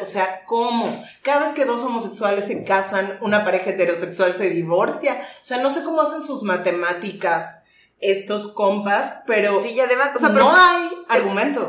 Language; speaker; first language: Spanish; native; Spanish